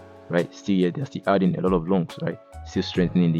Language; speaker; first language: English; native; English